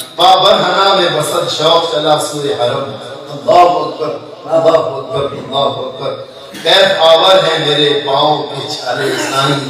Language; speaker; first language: Urdu; non-native, local second language; Sindhi